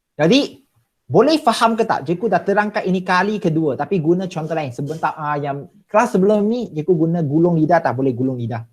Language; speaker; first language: Malay; non-native, local second language; Chinese